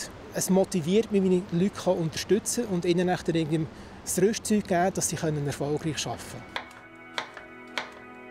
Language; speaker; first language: German; native; German